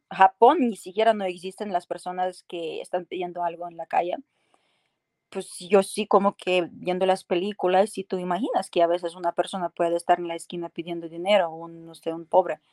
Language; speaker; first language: Spanish; non-native, fluent; Ukrainian